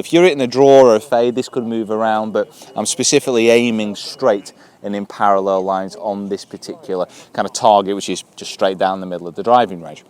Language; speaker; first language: English; native; English